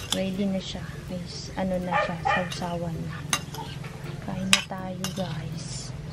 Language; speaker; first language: Filipino; non-native, local second language; Iloko